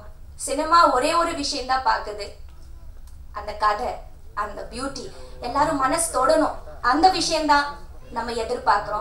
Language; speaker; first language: Tamil; non-native, local second language; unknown